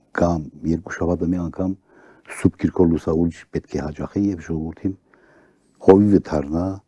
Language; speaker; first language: Armenian; early bilingual, heritage; Armenian